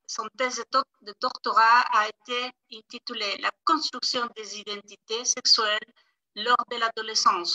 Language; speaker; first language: French; non-native, fluent; Spanish